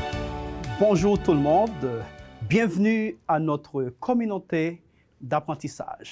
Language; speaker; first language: French; non-native, fluent; Spanish